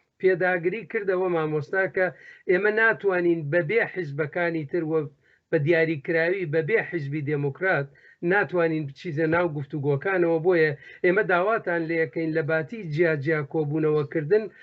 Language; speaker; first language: Central Kurdish; native; Central Kurdish